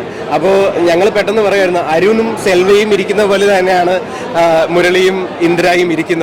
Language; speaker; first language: Malayalam; native; Malayalam